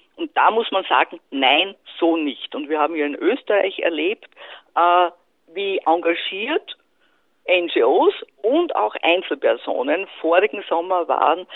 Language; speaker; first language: German; native; German